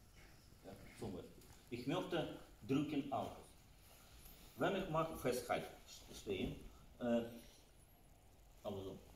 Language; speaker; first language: German; non-native, learner; Russian